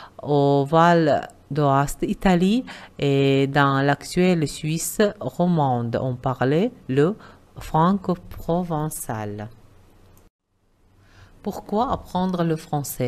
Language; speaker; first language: French; non-native, fluent; Uzbek